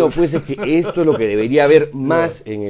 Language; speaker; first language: Spanish; native; Spanish